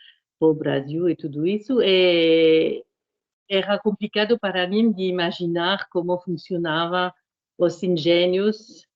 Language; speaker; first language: Portuguese; non-native, fluent; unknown